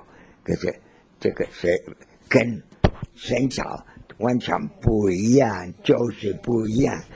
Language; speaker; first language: Chinese; non-native, learner; Spanish